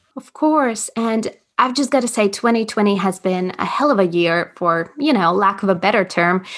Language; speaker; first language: English; non-native, fluent; Latvian